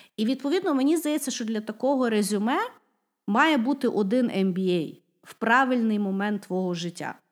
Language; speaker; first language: Ukrainian; non-native, local second language; Russian